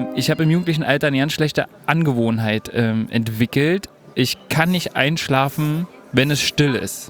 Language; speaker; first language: German; native; German